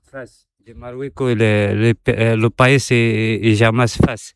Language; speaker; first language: Spanish; non-native, learner; Arabic